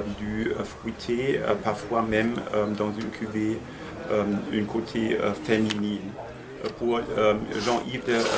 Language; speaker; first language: French; non-native, fluent; German